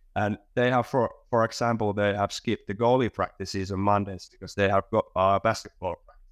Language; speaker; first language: English; non-native, fluent; Finnish